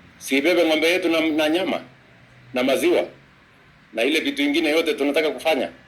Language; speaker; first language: Swahili; non-native, local second language; Kalenjin